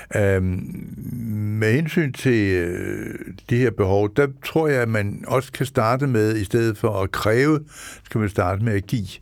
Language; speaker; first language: Danish; native; Danish